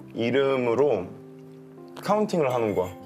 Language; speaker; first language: Korean; native; Korean